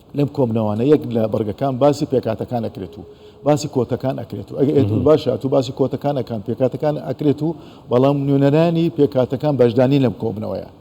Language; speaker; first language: Central Kurdish; non-native, local second language; Turkish